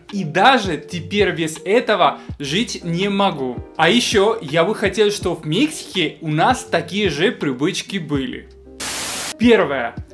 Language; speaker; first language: Russian; non-native, fluent; Spanish